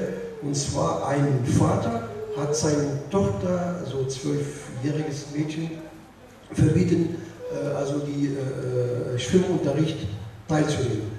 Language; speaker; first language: German; non-native, learner; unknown